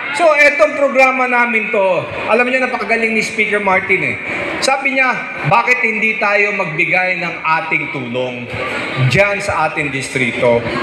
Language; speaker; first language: Filipino; native; Filipino